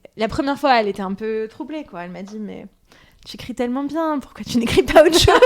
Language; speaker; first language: French; non-native, local second language; Arabic